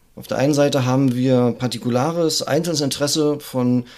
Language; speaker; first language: German; native; German